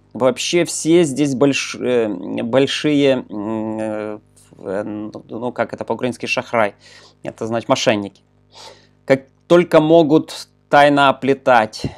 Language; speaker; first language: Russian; non-native, local second language; Ukrainian